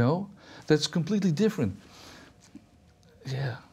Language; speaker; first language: English; non-native, fluent; Dutch